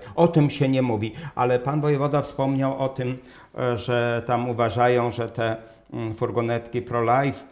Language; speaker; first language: Polish; native; Polish